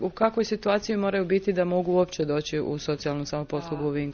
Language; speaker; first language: Croatian; native; Croatian